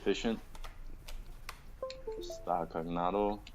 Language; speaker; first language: Spanish; non-native, learner; English